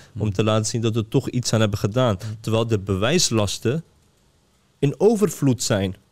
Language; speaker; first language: Dutch; early bilingual, other home language; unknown